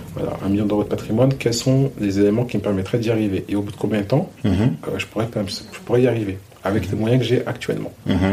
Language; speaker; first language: French; native; French